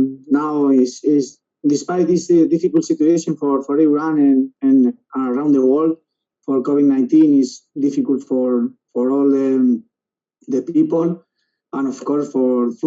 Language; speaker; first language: English; non-native, learner; Spanish